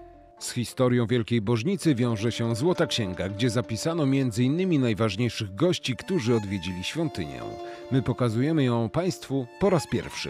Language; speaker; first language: Polish; native; Polish